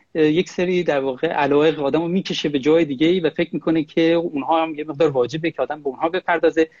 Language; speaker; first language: Persian; native; Persian